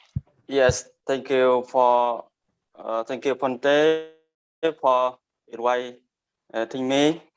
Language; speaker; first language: English; non-native, learner; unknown